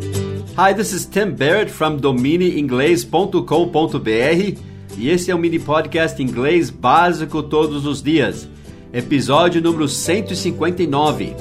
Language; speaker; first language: Portuguese; non-native, fluent; English